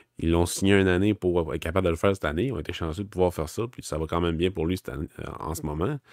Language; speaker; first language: French; native; French